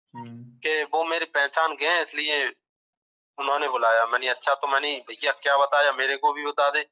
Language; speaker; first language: Hindi; native; Hindi